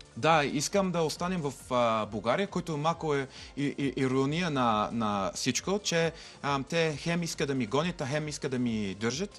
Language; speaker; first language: Bulgarian; non-native, learner; English